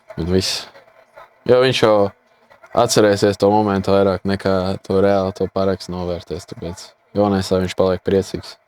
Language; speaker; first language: Latvian; native; Latvian